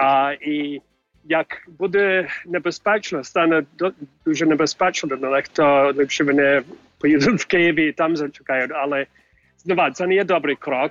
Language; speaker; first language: Ukrainian; early bilingual, heritage; English